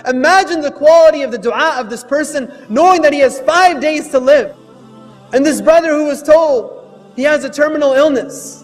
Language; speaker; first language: English; native; English